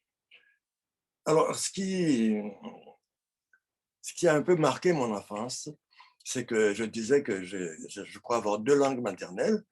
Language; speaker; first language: French; non-native, local second language; Haitian Creole